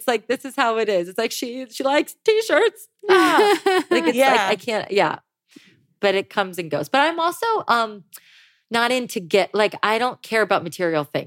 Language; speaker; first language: English; native; English